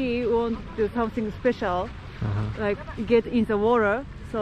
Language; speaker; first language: English; non-native, learner; Japanese